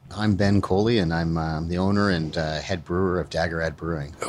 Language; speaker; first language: English; native; English